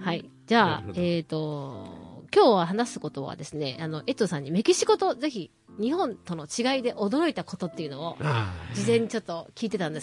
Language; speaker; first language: Japanese; native; Japanese